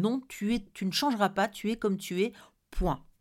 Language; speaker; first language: French; native; French